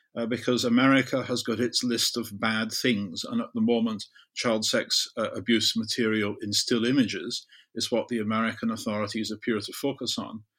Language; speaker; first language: English; native; English